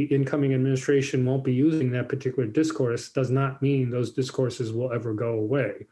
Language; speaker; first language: English; native; English